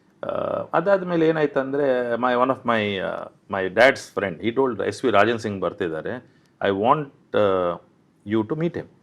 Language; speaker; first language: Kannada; non-native, local second language; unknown